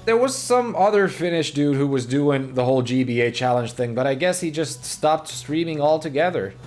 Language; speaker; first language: English; non-native, fluent; Finnish